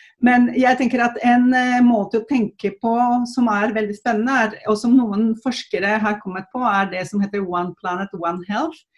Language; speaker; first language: Norwegian; non-native, fluent; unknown